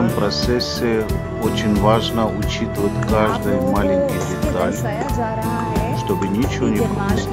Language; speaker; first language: Russian; non-native, fluent; Hindi